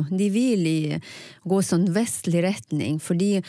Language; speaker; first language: Norwegian; non-native, fluent; Russian